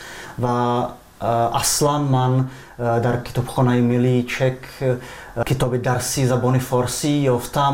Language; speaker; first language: Persian; non-native, fluent; Czech